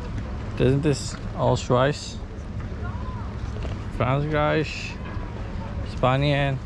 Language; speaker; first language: German; non-native, learner; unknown